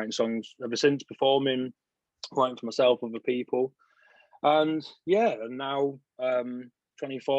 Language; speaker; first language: English; native; English